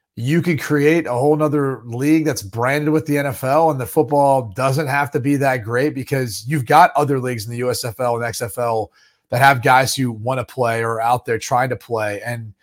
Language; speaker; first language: English; native; English